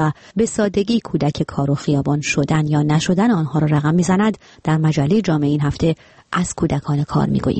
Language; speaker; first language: Persian; native; Persian